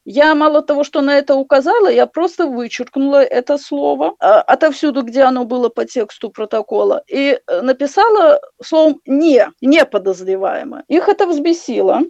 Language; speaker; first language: Russian; native; Russian